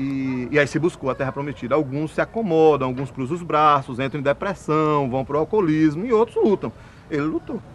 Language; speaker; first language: Portuguese; native; Portuguese